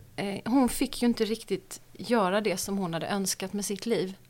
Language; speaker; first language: Swedish; native; Swedish